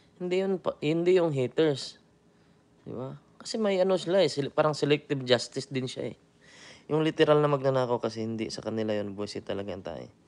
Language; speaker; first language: Filipino; native; Filipino